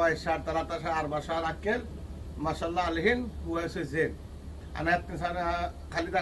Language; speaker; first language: Arabic; non-native, learner; Bangla